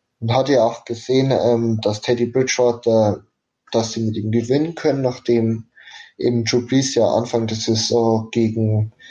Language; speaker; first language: German; native; German